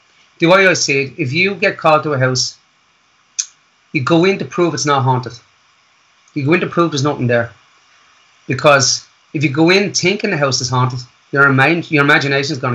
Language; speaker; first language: English; native; English